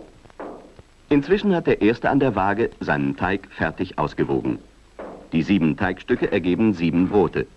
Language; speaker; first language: German; native; German